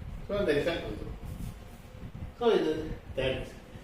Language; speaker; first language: English; non-native, local second language; Tamil